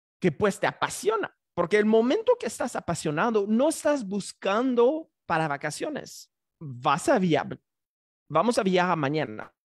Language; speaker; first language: Spanish; non-native, fluent; French